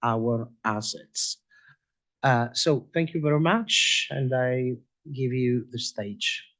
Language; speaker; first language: English; non-native, fluent; Italian